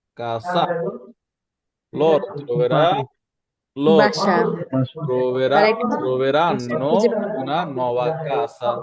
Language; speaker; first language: Italian; non-native, learner; Bangla